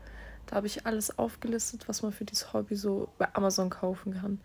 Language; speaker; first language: German; native; German